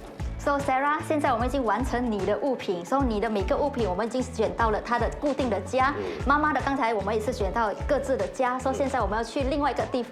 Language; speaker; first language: Chinese; native; Chinese